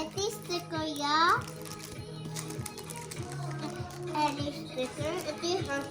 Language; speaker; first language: Armenian; early bilingual, heritage; English